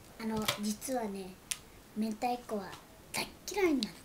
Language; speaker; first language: Japanese; early bilingual, other home language; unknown